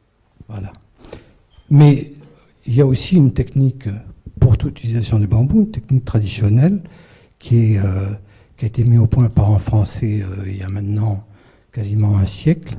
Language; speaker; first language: French; native; French